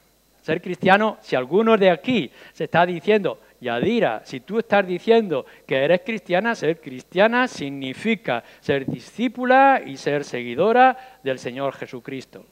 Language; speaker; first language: Spanish; native; Spanish